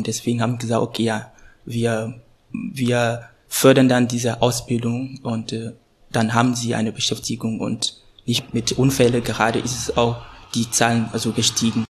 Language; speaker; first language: German; non-native, fluent; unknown